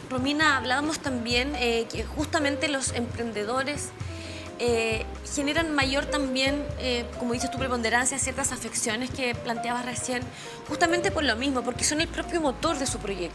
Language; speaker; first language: Spanish; native; Spanish